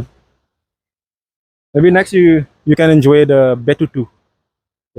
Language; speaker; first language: English; non-native, fluent; Balinese